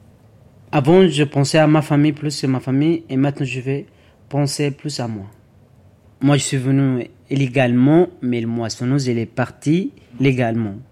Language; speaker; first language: French; non-native, learner; Arabic